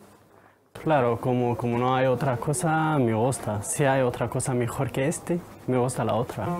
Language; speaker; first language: Spanish; non-native, learner; Arabic